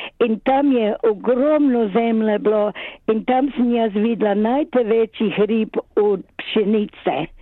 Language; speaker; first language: Slovenian; early bilingual, other home language; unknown